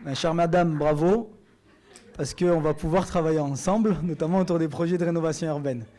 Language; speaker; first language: French; native; French